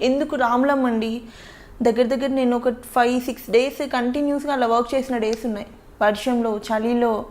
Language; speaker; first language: Telugu; native; Telugu